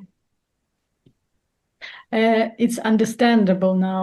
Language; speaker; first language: English; non-native, fluent; Russian